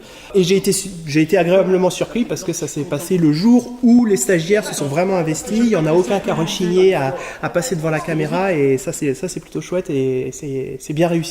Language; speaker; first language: French; native; French